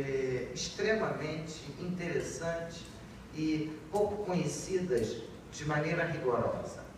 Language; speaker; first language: Portuguese; native; Portuguese